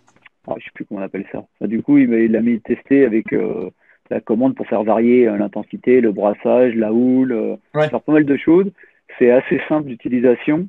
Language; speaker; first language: French; native; French